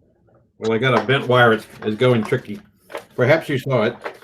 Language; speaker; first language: English; native; English